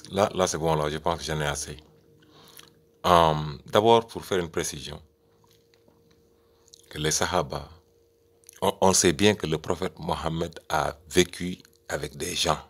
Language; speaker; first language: French; native; French